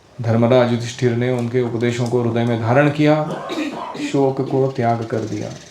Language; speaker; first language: Hindi; non-native, local second language; Marathi